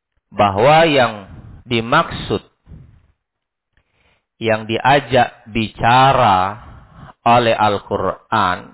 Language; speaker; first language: Indonesian; native; Indonesian